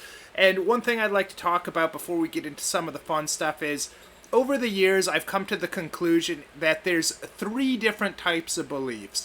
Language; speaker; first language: English; native; English